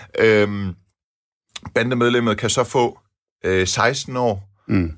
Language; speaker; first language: Danish; early bilingual, other home language; Persian